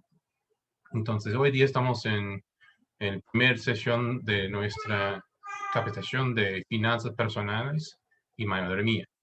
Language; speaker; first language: Spanish; non-native, fluent; English